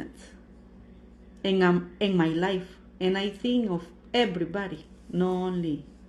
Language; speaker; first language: English; non-native, learner; Spanish